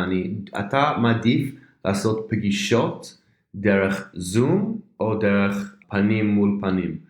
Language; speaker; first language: Hebrew; non-native, fluent; English